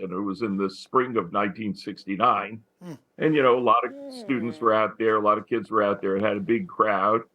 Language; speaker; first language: English; native; English